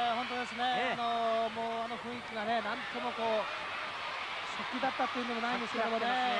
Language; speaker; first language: Japanese; native; Japanese